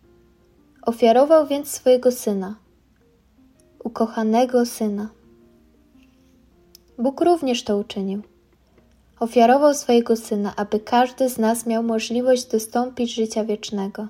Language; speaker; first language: Polish; native; Polish